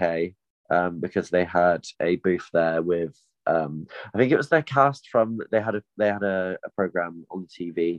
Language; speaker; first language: English; native; English